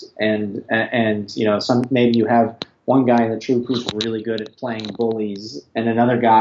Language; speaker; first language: English; native; English